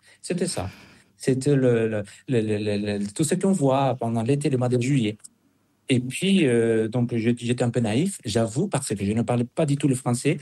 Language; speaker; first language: French; non-native, fluent; Spanish